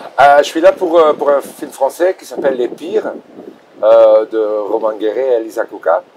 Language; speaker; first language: French; non-native, local second language; Dutch